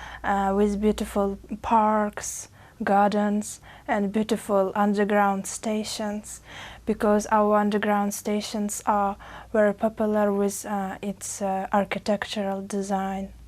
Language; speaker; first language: English; non-native, learner; Uzbek